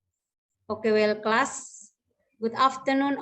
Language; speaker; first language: English; non-native, local second language; Indonesian